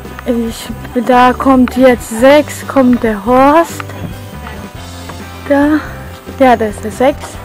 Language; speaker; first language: German; non-native, fluent; Polish